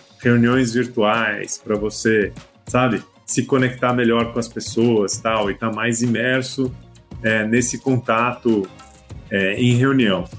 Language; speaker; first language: Portuguese; native; Portuguese